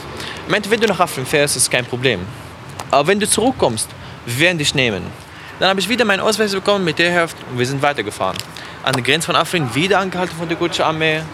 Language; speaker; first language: German; non-native, fluent; Arabic